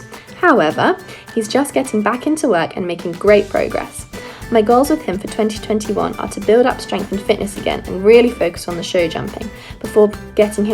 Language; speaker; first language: English; native; English